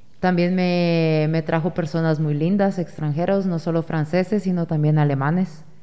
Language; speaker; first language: Spanish; native; Spanish